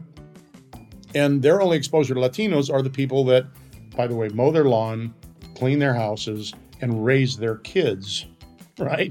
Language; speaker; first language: English; native; English